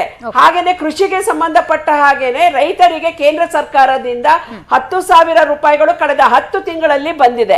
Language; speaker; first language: Kannada; native; Kannada